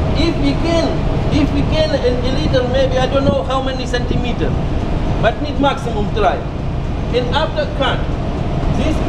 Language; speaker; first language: English; non-native, learner; Russian